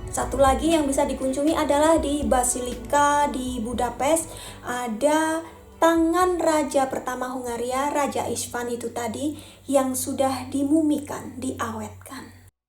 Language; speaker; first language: Indonesian; native; Indonesian